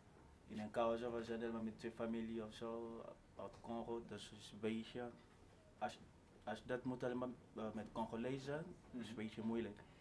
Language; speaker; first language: Dutch; non-native, learner; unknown